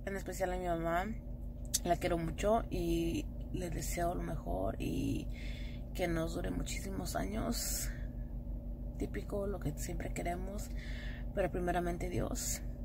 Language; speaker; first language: Spanish; early bilingual, heritage; Spanish